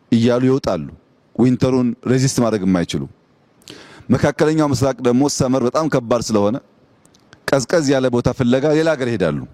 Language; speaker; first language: Amharic; non-native, local second language; Oromo